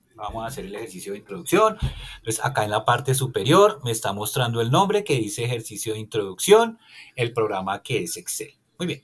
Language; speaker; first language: Spanish; native; Spanish